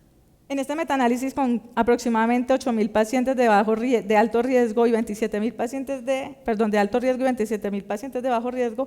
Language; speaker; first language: Spanish; native; Spanish